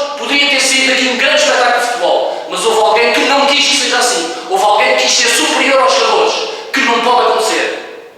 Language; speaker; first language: Portuguese; native; Portuguese